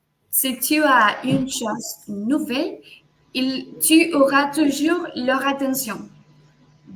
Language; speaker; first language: French; non-native, fluent; Spanish